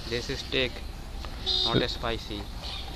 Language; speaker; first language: English; non-native, learner; Hindi